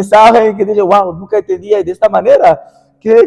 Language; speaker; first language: Spanish; non-native, fluent; Portuguese